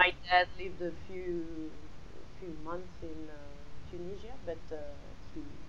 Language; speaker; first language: English; non-native, fluent; French